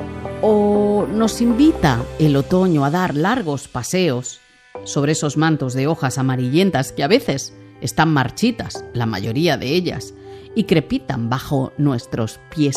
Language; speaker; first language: Spanish; native; Spanish